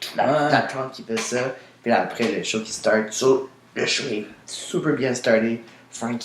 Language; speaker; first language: French; native; French